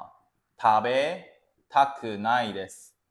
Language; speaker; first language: Japanese; non-native, fluent; Chinese